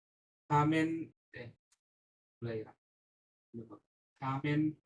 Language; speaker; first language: Chinese; non-native, learner; Bangla